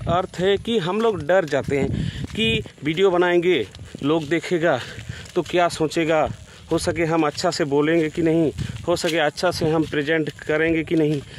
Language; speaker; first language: Hindi; non-native, local second language; Bangla